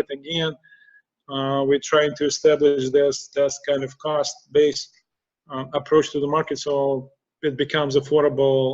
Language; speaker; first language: English; non-native, fluent; Russian